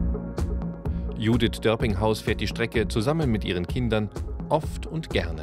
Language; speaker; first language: German; native; German